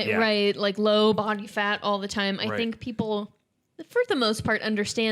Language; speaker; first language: English; native; English